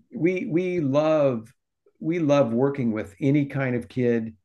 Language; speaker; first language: English; native; English